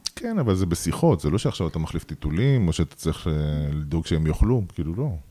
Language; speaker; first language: Hebrew; early bilingual, other home language; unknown